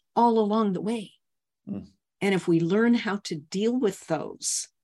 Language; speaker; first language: English; native; English